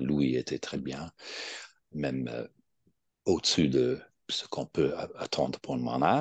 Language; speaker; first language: French; non-native, fluent; English